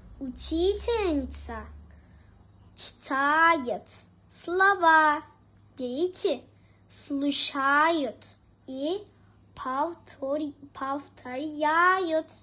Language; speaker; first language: Russian; non-native, learner; Turkish